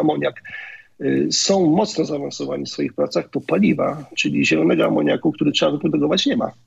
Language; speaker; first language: Polish; native; Polish